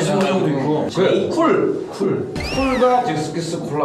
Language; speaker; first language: Korean; native; Korean